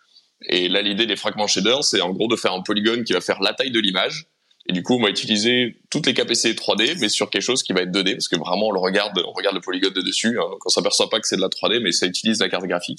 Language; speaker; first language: French; native; French